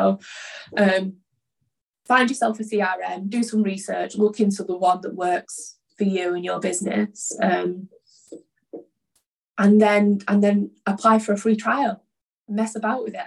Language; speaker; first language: English; native; English